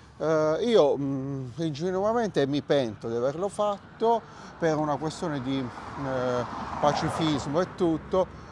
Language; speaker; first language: Italian; native; Italian